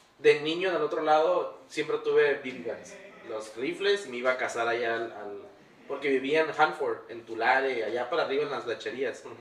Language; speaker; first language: Spanish; native; Spanish